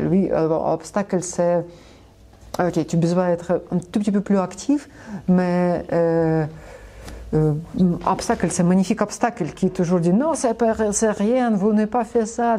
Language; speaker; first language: French; non-native, learner; Russian